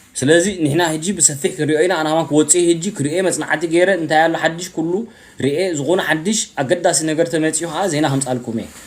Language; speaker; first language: Tigrinya; early bilingual, heritage; Tigrinya